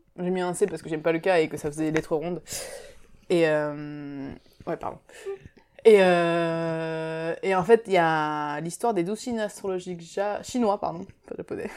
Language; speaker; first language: French; early bilingual, other home language; Japanese